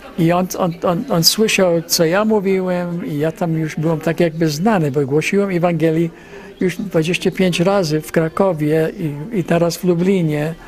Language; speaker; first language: Polish; early bilingual, heritage; Polish